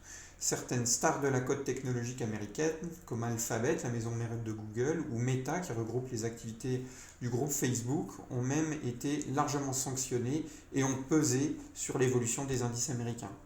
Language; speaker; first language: French; native; French